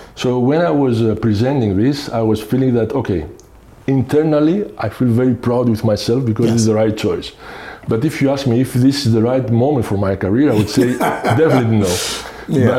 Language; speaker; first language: English; non-native, fluent; Greek